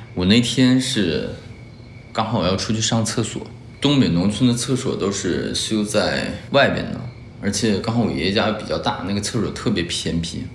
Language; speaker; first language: Chinese; native; Chinese